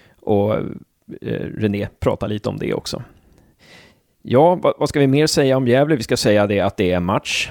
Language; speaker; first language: Swedish; native; Swedish